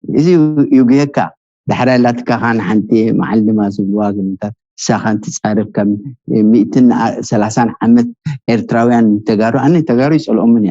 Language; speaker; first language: Tigrinya; native; Tigrinya